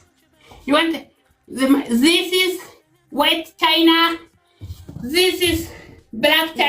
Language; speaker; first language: English; non-native, learner; Oromo